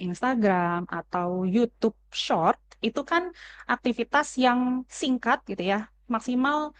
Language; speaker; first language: Indonesian; native; Indonesian